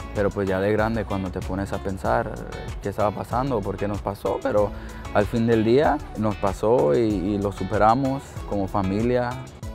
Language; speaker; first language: Spanish; early bilingual, heritage; Spanish